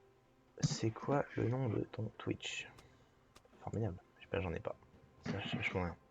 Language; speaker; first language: French; native; French